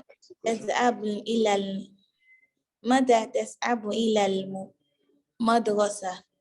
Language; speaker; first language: Arabic; non-native, learner; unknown